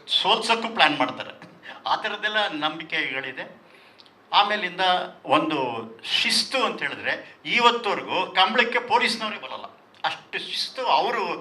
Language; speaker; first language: Kannada; non-native, local second language; Tulu